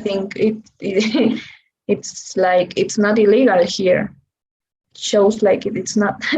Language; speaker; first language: English; non-native, learner; Spanish